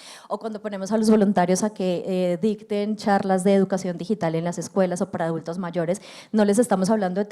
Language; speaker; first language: Spanish; native; Spanish